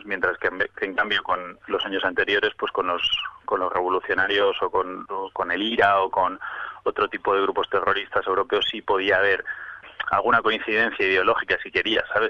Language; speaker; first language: Spanish; native; Spanish